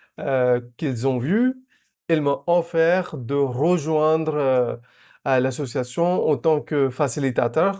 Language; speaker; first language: French; non-native, fluent; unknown